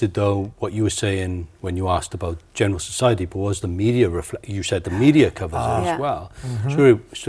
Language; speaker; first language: English; native; English